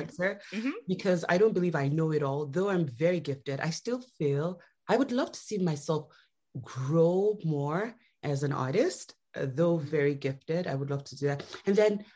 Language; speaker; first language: English; non-native, local second language; Yoruba